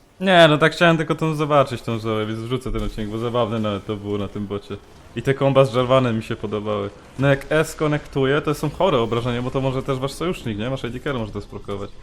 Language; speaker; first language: Polish; native; Polish